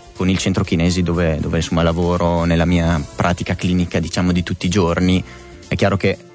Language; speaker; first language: Italian; native; Italian